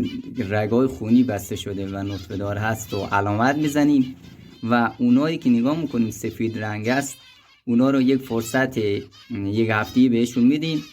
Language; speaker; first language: Persian; native; Persian